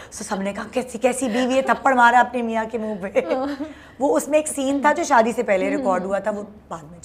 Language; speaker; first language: Urdu; native; Urdu